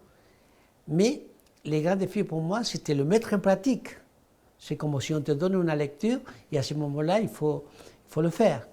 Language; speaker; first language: French; non-native, fluent; Spanish